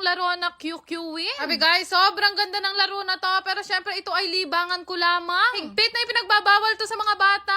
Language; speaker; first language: Filipino; native; Filipino